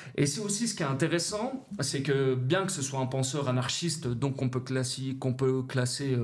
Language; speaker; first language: French; native; French